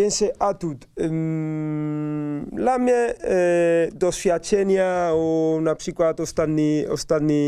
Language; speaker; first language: Polish; non-native, learner; Spanish